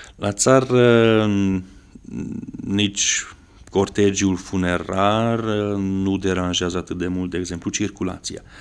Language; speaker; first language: Romanian; non-native, local second language; Hungarian